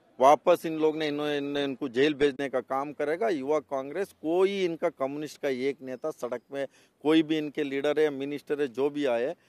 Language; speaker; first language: Hindi; non-native, local second language; Kannada